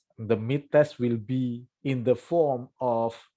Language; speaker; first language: English; non-native, fluent; Indonesian